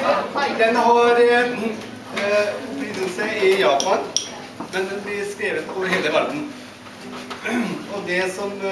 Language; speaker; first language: Norwegian; non-native, fluent; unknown